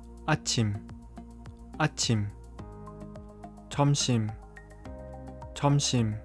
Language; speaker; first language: Korean; non-native, fluent; English